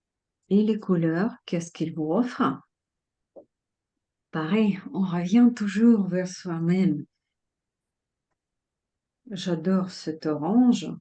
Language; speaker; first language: French; non-native, fluent; Russian